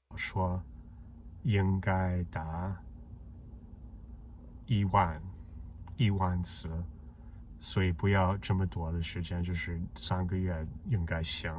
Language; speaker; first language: Chinese; non-native, fluent; English